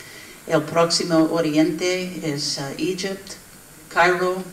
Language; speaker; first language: Spanish; non-native, learner; English